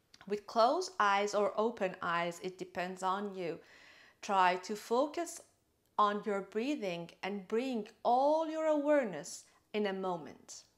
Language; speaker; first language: English; non-native, fluent; Persian